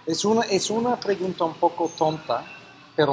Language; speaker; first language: Spanish; non-native, fluent; English